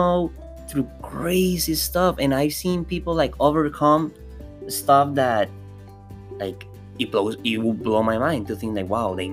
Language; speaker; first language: English; non-native, fluent; Spanish